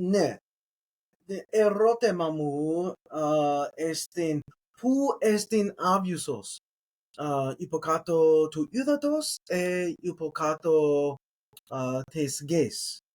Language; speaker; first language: Greek; non-native, learner; English